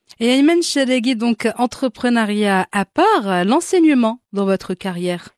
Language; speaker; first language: French; non-native, local second language; Arabic